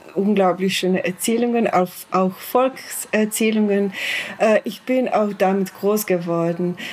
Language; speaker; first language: German; non-native, fluent; Slovenian